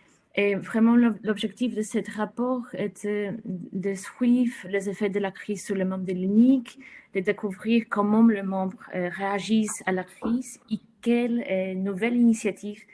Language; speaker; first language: French; non-native, fluent; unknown